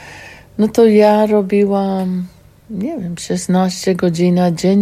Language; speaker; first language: Polish; non-native, learner; English